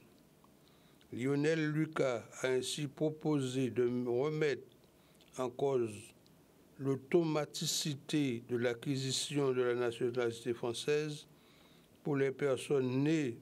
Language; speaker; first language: French; native; French